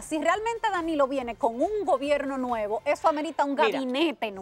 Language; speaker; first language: Spanish; native; Spanish